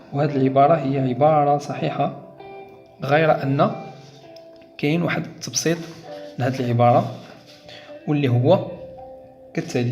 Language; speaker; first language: Arabic; native; Arabic